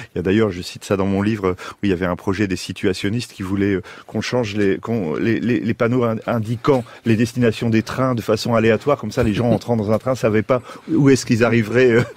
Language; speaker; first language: French; native; French